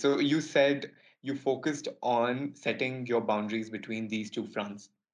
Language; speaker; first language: English; non-native, local second language; Kannada